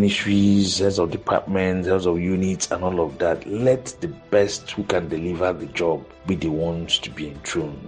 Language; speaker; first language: English; non-native, local second language; Igbo